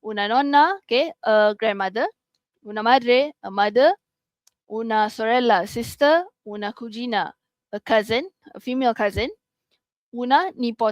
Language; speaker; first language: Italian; non-native, learner; Malay